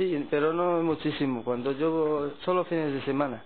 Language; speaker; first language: Spanish; non-native, learner; Arabic